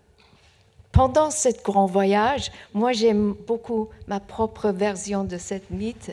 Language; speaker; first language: French; non-native, fluent; Persian